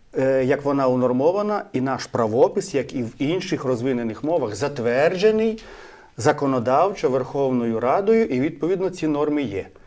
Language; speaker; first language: Ukrainian; native; Ukrainian